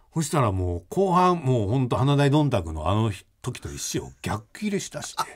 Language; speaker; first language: Japanese; native; Japanese